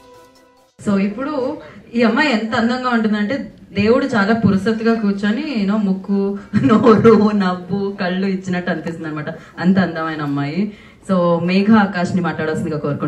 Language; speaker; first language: Telugu; native; Telugu